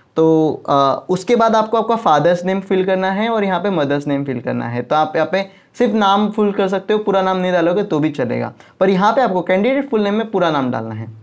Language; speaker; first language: Hindi; non-native, local second language; Marwari